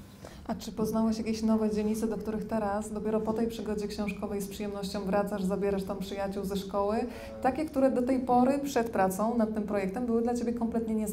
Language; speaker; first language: Polish; native; Polish